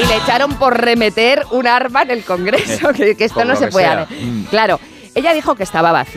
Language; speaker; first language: Spanish; native; Spanish